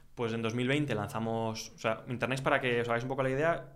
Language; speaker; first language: Spanish; native; Spanish